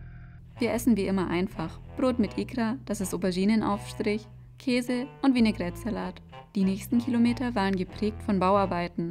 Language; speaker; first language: German; native; German